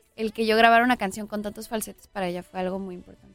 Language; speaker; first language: Spanish; native; Spanish